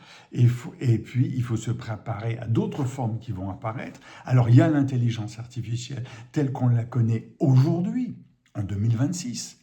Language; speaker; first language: French; native; French